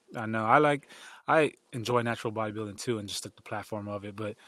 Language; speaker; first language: English; early bilingual, other home language; Filipino